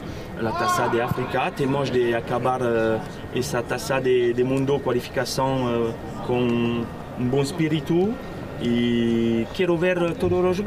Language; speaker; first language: Portuguese; non-native, learner; French